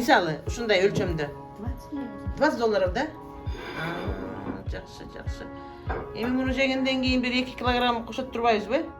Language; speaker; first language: Kyrgyz; native; Kyrgyz